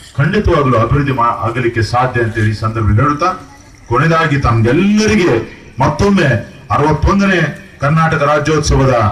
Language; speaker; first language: Kannada; non-native, local second language; Urdu